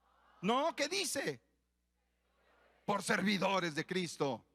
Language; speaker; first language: Spanish; native; Spanish